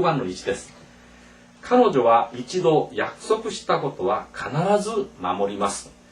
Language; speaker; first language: Japanese; non-native, fluent; Korean